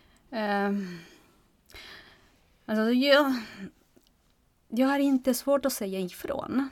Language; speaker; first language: Swedish; non-native, fluent; Spanish